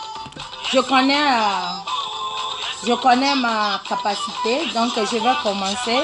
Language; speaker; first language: French; non-native, local second language; Ewe